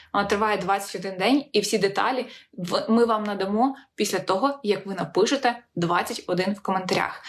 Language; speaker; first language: Ukrainian; non-native, local second language; Russian